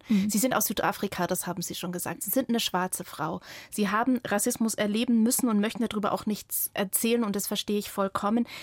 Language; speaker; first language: German; native; German